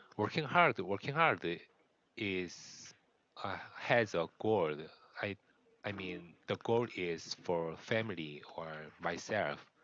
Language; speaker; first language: English; non-native, learner; Korean